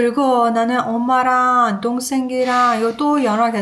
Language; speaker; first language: Korean; non-native, learner; Persian